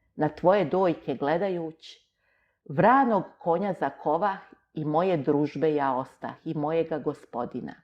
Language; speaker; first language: Bosnian; native; Bosnian